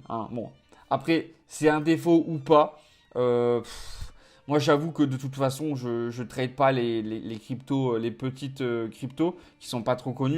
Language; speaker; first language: French; native; French